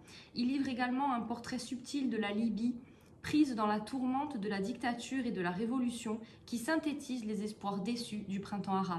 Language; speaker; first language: French; native; French